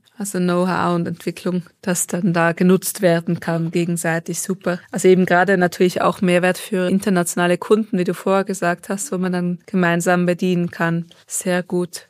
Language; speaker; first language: German; native; German